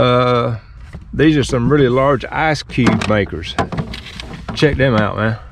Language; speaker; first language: English; native; English